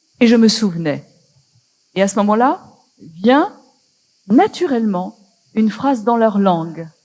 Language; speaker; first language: French; native; French